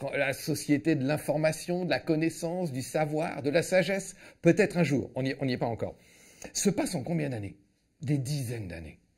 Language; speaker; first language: French; native; French